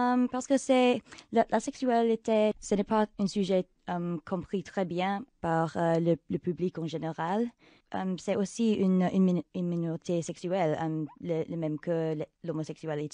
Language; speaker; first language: French; non-native, local second language; English